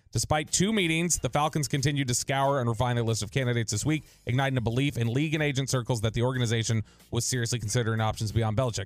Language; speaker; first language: English; native; English